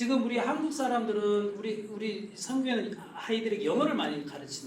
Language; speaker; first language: Korean; native; Korean